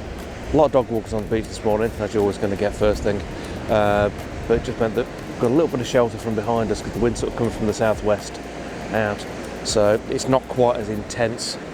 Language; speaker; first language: English; native; English